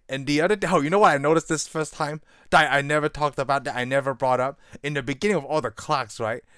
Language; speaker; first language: English; non-native, local second language; Cantonese